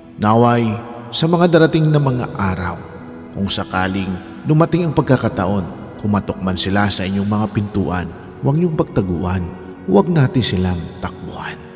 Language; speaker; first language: Filipino; native; Filipino